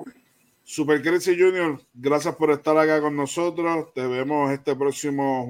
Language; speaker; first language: Spanish; native; Spanish